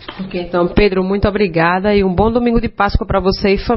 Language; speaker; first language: Portuguese; native; Portuguese